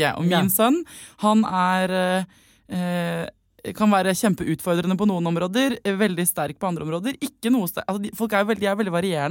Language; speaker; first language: Norwegian; native; Norwegian